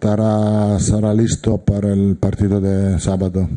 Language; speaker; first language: Spanish; non-native, fluent; Italian